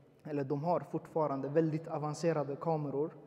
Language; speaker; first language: Swedish; early bilingual, other home language; Uyghur